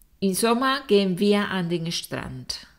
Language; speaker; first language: German; non-native, fluent; Spanish